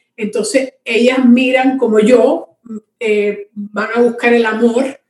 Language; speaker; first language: Spanish; native; Spanish